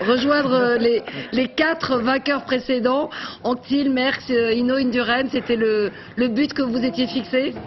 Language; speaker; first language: French; native; French